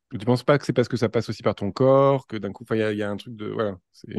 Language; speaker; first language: French; native; French